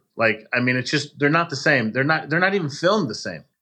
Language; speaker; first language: English; native; English